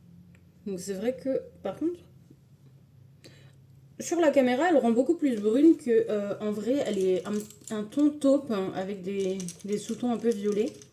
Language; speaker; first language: French; native; French